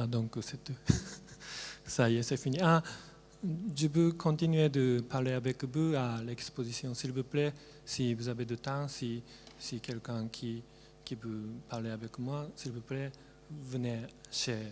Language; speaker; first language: French; non-native, learner; Japanese